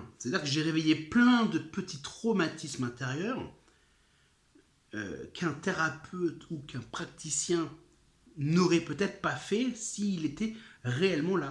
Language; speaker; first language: French; native; French